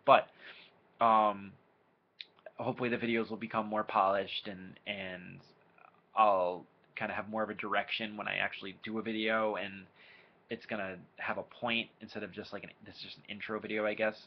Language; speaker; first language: English; native; English